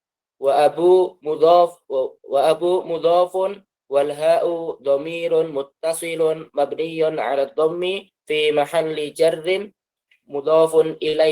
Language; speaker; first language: Arabic; non-native, learner; Indonesian